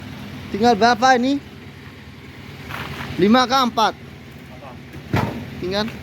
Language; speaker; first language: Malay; non-native, learner; Bangla